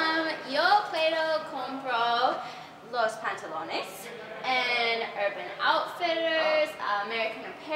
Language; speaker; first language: Spanish; non-native, learner; English